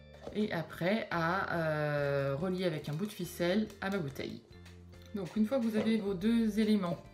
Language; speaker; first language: French; native; French